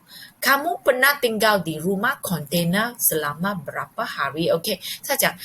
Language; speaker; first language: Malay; non-native, local second language; Chinese